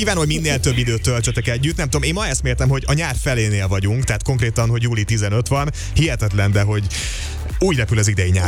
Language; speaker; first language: Hungarian; native; Hungarian